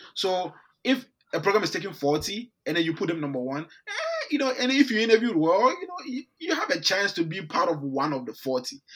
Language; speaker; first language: English; non-native, local second language; Akan